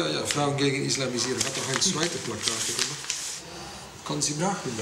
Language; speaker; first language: German; non-native, learner; Dutch